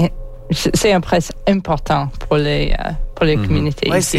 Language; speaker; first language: French; non-native, learner; English